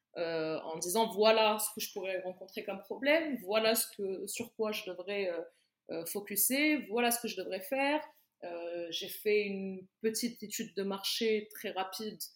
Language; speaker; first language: French; non-native, local second language; Arabic